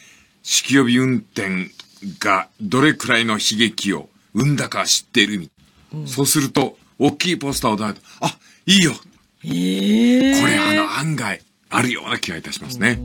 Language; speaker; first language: Japanese; native; Japanese